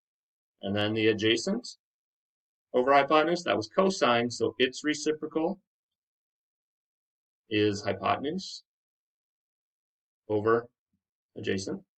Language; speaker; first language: English; native; English